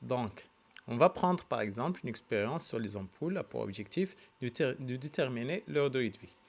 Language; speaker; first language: French; non-native, local second language; Arabic